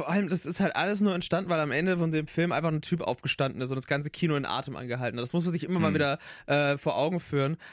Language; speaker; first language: German; native; German